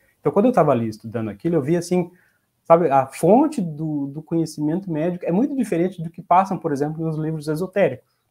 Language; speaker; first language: Portuguese; native; Portuguese